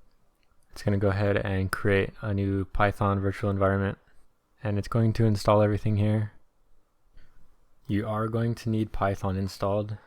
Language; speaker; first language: English; native; English